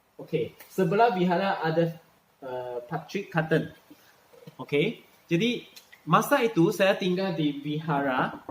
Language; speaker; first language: Malay; non-native, local second language; Chinese